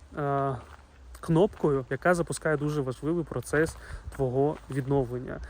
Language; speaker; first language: Ukrainian; non-native, local second language; Russian